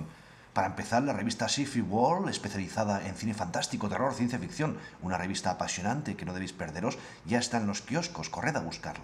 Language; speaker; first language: Spanish; native; Spanish